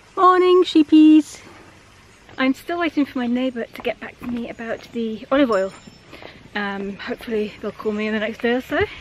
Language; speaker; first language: English; native; English